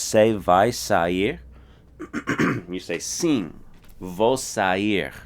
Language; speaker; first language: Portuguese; non-native, fluent; English